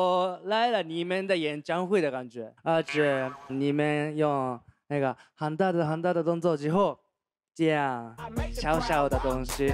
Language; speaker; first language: Chinese; non-native, learner; Thai